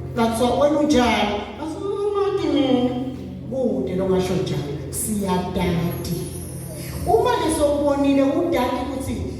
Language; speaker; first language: Zulu; non-native, local second language; Swati